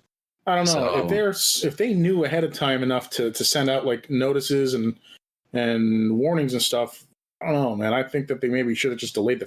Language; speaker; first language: English; native; English